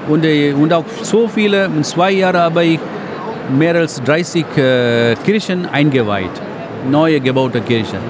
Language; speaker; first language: German; non-native, fluent; Tamil